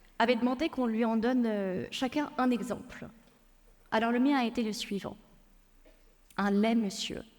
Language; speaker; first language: French; early bilingual, other home language; Persian